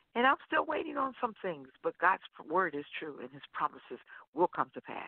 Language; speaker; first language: English; native; English